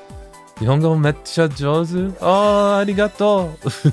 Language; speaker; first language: Japanese; non-native, learner; English